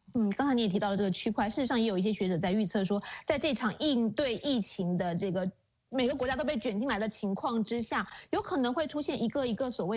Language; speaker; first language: Chinese; native; Chinese